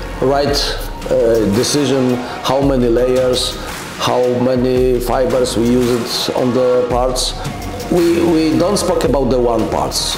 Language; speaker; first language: English; non-native, learner; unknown